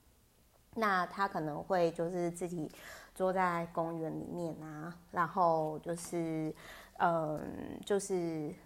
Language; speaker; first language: Chinese; native; Chinese